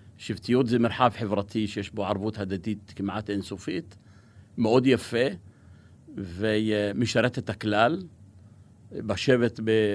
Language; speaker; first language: Hebrew; non-native, local second language; Arabic